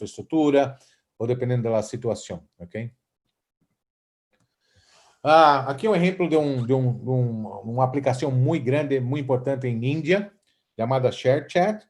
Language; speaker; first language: Portuguese; non-native, fluent; Spanish